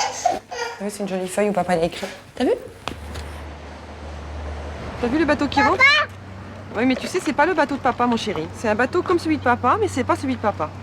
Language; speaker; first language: French; native; French